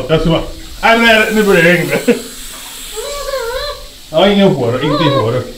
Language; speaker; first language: Swedish; native; Swedish